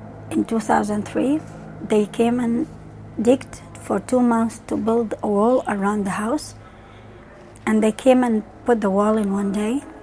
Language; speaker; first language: English; non-native, fluent; Arabic